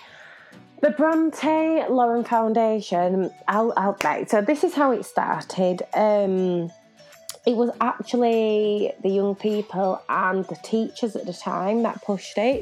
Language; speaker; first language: English; native; English